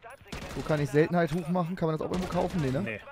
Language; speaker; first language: German; native; German